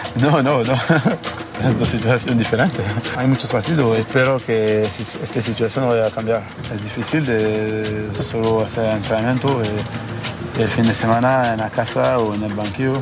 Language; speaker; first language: Spanish; non-native, learner; French